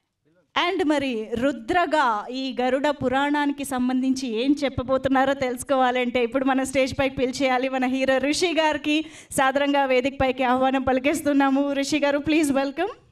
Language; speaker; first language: Telugu; native; Telugu